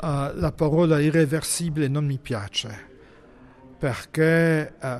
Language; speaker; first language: Italian; non-native, fluent; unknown